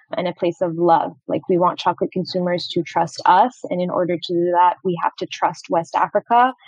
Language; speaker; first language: English; non-native, fluent; Arabic